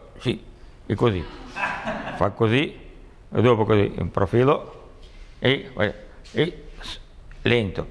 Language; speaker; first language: Italian; non-native, learner; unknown